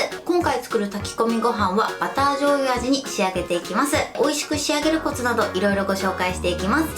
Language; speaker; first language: Japanese; native; Japanese